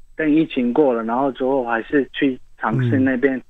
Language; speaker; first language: Chinese; non-native, fluent; Arabic